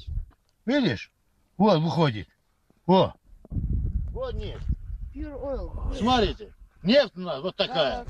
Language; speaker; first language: Russian; non-native, fluent; Azerbaijani